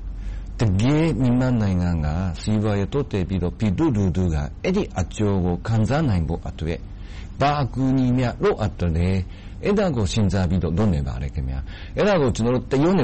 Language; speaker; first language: Burmese; non-native, fluent; Japanese